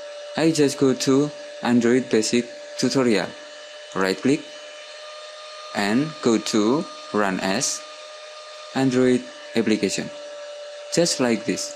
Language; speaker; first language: English; non-native, learner; Indonesian